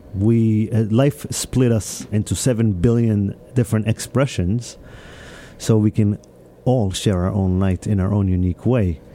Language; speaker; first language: English; early bilingual, other home language; Hebrew